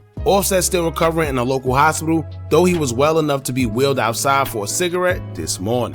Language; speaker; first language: English; native; English